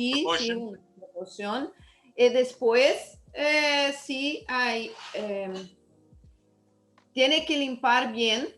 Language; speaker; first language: Spanish; non-native, learner; Portuguese